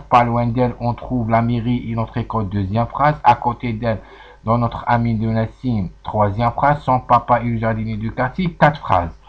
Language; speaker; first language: French; non-native, local second language; Arabic